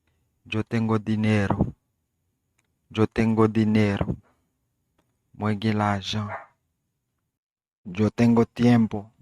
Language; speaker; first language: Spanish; non-native, learner; Haitian Creole